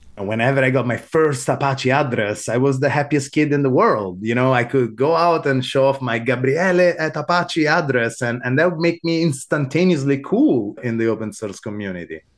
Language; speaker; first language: English; non-native, fluent; Italian